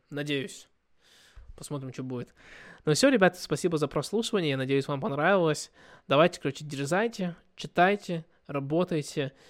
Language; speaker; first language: Russian; early bilingual, heritage; Russian